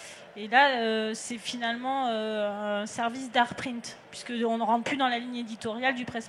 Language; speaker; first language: French; native; French